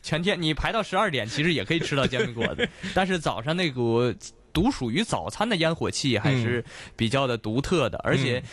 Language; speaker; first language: Chinese; native; Chinese